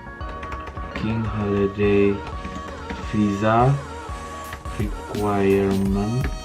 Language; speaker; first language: English; non-native, learner; Indonesian